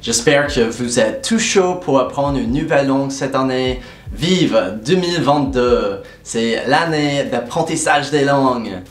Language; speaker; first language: French; non-native, fluent; English